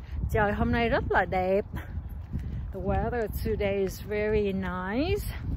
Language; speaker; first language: English; non-native, fluent; Vietnamese